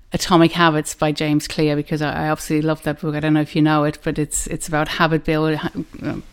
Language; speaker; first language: English; non-native, fluent; German